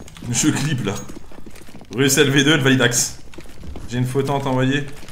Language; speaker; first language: French; native; French